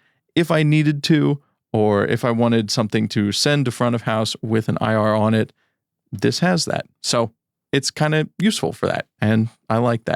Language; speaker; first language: English; native; English